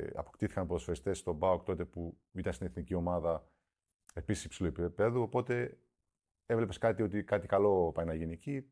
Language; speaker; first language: Greek; early bilingual, heritage; Greek